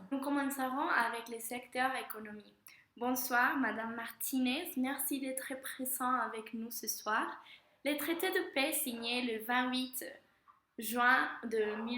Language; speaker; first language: French; non-native, learner; Spanish